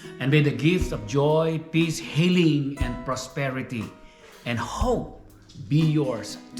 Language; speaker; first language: English; non-native, local second language; Filipino